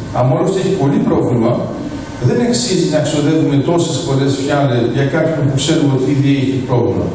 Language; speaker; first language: Greek; early bilingual, heritage; Greek